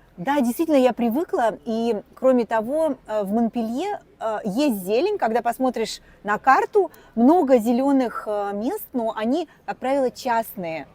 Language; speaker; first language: Russian; native; Russian